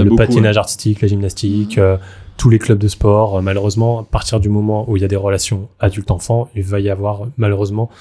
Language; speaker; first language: French; native; French